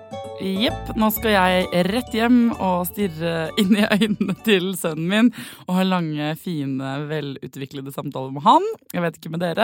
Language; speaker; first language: Norwegian; native; Norwegian